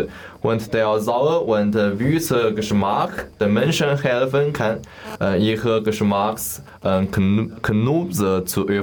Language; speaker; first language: German; non-native, learner; Chinese